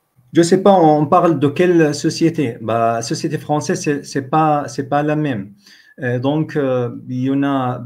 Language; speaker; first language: French; non-native, fluent; Arabic